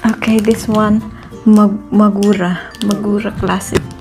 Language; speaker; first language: English; non-native, local second language; Filipino